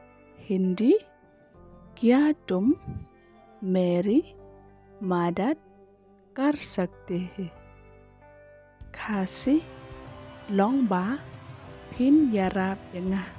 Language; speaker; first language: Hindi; non-native, local second language; Khasi